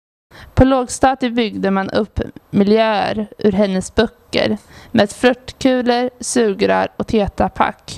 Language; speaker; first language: Swedish; native; Swedish